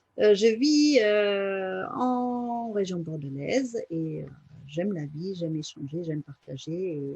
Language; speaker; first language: French; non-native, fluent; German